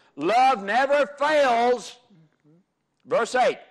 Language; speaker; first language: English; native; English